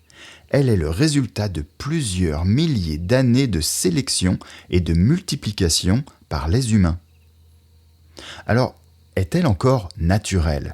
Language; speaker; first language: French; native; French